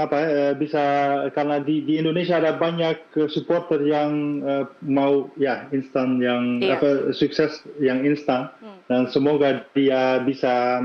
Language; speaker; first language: Indonesian; non-native, fluent; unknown